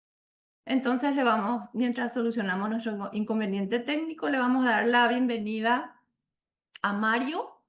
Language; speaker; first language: Spanish; native; Spanish